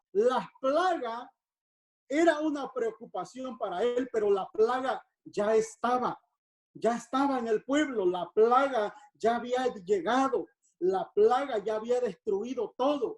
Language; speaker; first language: Spanish; native; Spanish